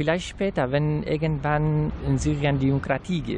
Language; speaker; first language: German; non-native, fluent; Arabic